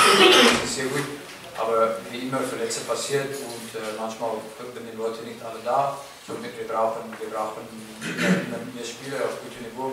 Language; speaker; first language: German; non-native, fluent; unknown